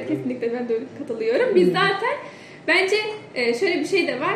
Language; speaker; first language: Turkish; non-native, fluent; Indonesian